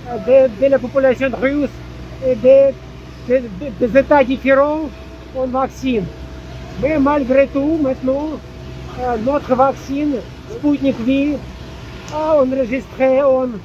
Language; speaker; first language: French; non-native, fluent; Russian